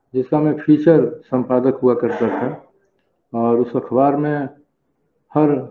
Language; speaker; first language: Hindi; native; Hindi